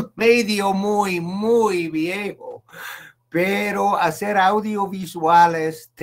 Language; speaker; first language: Spanish; non-native, fluent; English